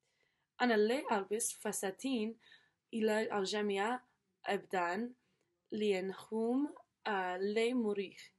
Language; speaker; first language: Arabic; non-native, learner; English